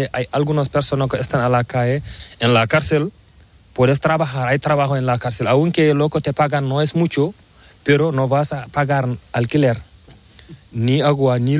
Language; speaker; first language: Spanish; non-native, learner; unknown